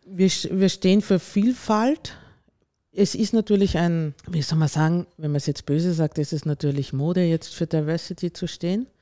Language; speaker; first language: German; native; German